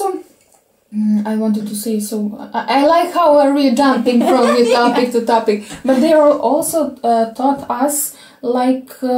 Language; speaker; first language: English; non-native, fluent; Serbian